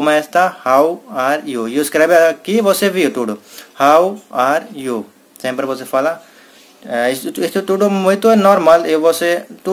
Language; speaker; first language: Portuguese; non-native, learner; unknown